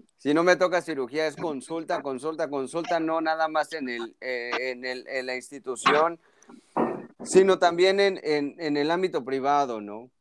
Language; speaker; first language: Spanish; native; Spanish